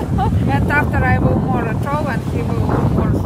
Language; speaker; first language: English; non-native, learner; Russian